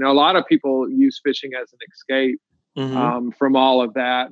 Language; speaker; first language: English; native; English